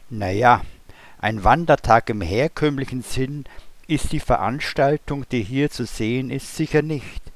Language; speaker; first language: German; native; German